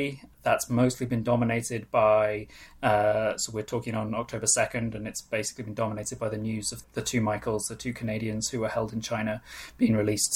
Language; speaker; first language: English; non-native, local second language; Welsh